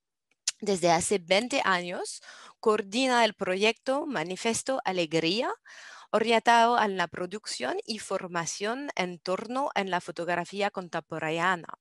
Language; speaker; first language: Spanish; non-native, learner; English